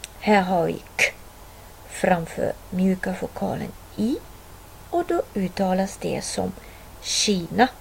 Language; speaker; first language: Swedish; non-native, fluent; Arabic